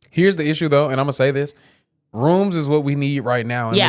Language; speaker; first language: English; native; English